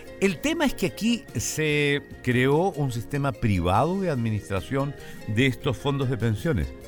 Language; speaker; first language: Spanish; native; Spanish